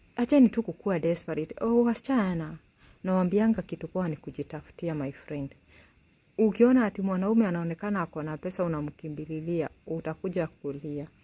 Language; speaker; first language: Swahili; native; Swahili